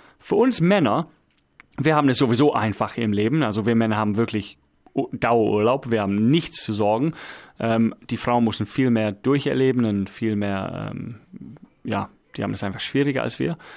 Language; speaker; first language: German; non-native, fluent; English